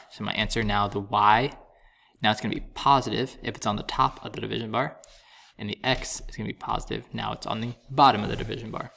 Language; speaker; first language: English; native; English